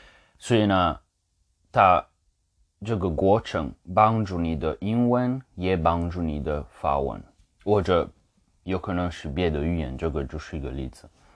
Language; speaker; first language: Chinese; non-native, learner; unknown